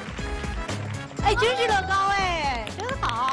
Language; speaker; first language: Chinese; native; Chinese